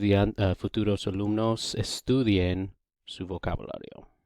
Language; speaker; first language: Spanish; non-native, fluent; English